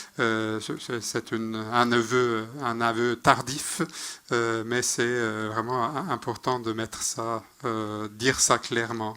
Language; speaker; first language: French; non-native, fluent; Norwegian